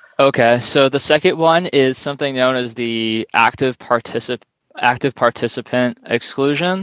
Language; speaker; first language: English; native; English